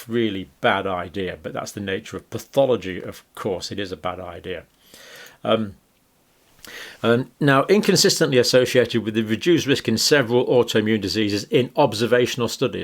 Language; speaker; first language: English; native; English